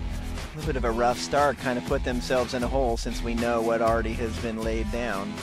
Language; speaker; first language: English; native; English